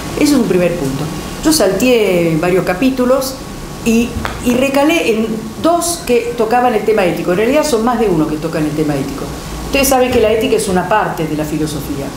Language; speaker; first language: Spanish; non-native, fluent; Italian